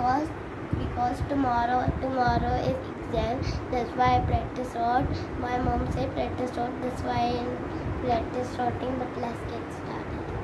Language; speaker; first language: English; non-native, learner; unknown